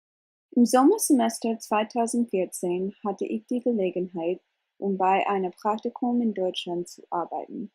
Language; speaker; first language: German; non-native, learner; English